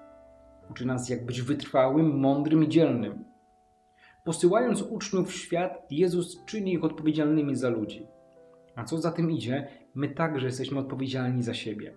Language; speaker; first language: Polish; native; Polish